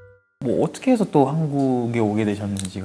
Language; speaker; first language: Korean; native; Korean